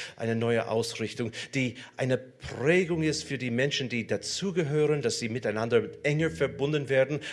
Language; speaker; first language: German; non-native, fluent; English